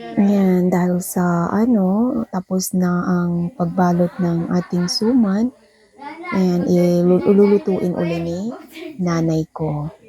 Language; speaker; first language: Filipino; non-native, local second language; Maguindanaon